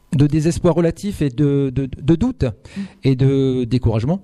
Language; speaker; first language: French; native; French